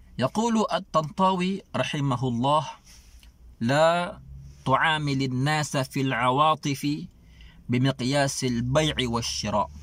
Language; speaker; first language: Arabic; non-native, fluent; Malay